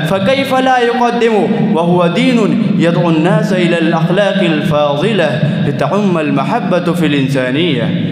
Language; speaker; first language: Arabic; non-native, learner; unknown